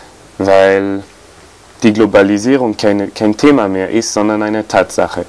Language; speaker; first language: German; non-native, fluent; French